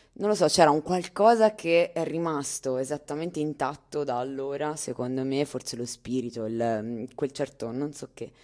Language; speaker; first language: Italian; native; Italian